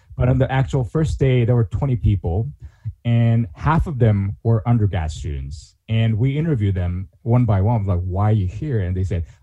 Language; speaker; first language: English; non-native, fluent; Korean